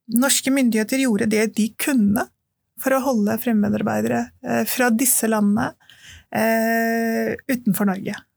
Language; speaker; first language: Norwegian; early bilingual, other home language; Urdu